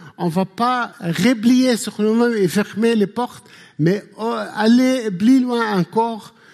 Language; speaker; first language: French; non-native, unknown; Arabic